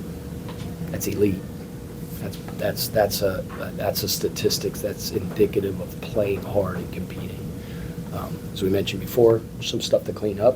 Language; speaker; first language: English; native; English